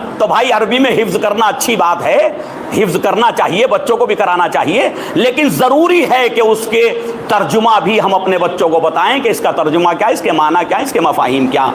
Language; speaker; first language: Urdu; native; Urdu